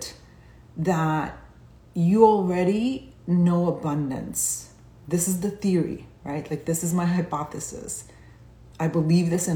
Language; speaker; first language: English; native; English